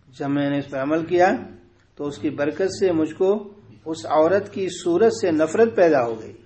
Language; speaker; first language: Urdu; native; Urdu